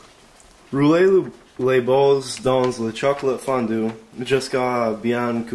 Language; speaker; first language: French; non-native, learner; English